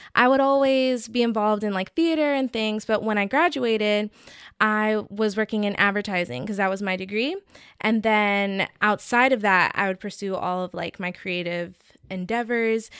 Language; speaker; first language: English; native; English